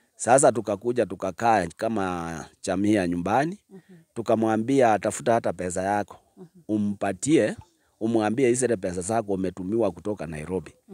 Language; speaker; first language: Swahili; non-native, local second language; Gusii